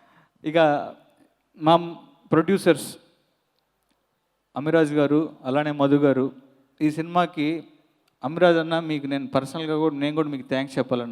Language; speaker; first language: Telugu; native; Telugu